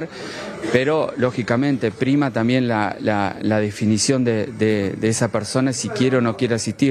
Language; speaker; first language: Spanish; native; Spanish